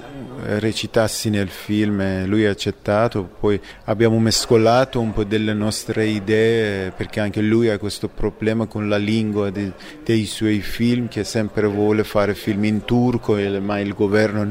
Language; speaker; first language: Italian; non-native, fluent; Persian